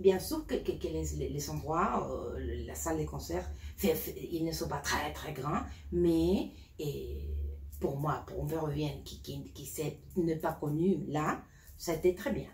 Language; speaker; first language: French; non-native, learner; Spanish